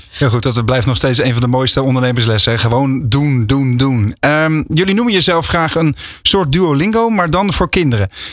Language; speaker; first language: Dutch; native; Dutch